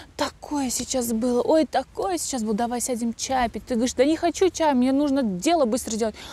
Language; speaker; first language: Russian; native; Russian